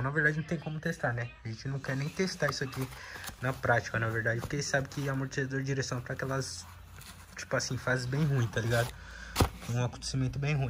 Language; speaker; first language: Portuguese; native; Portuguese